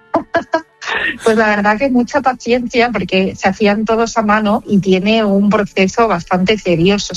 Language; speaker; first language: Spanish; native; Spanish